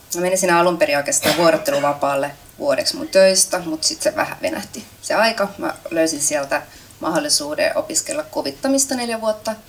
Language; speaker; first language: Finnish; native; Finnish